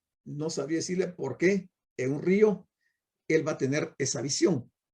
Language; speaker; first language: Spanish; native; Spanish